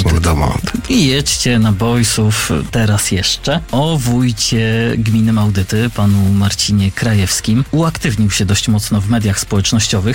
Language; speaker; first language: Polish; native; Polish